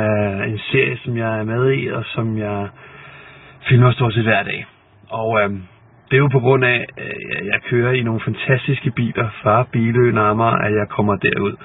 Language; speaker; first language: Danish; native; Danish